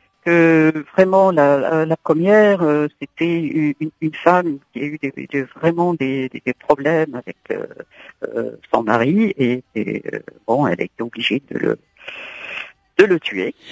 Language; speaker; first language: French; non-native, local second language; Arabic